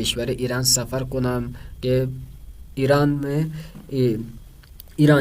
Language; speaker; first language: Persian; non-native, fluent; Urdu